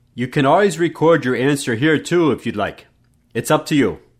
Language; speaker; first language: English; native; English